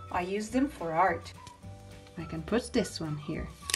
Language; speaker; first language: English; non-native, fluent; Italian